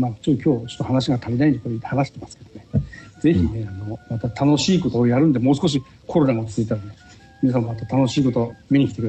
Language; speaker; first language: Japanese; native; Japanese